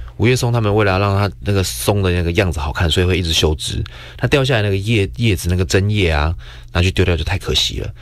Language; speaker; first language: Chinese; native; Chinese